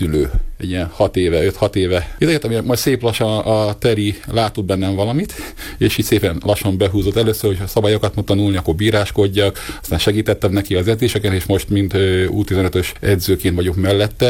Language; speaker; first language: Hungarian; native; Hungarian